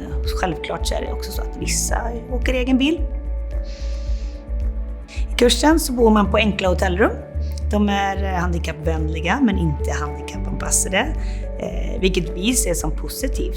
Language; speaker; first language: Swedish; native; Swedish